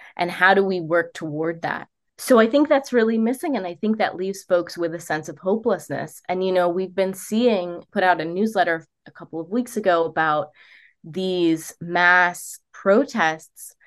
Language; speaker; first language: English; native; English